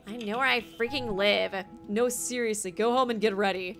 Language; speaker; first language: English; native; English